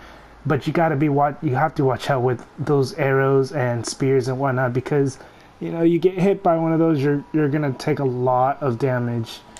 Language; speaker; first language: English; native; English